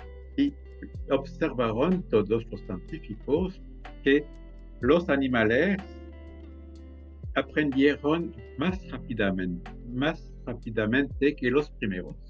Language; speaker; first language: Spanish; non-native, fluent; French